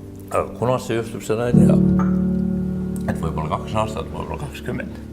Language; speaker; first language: Estonian; native; Estonian